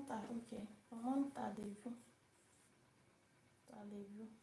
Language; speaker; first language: French; non-native, learner; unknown